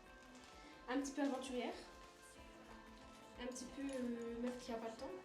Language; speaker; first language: French; native; French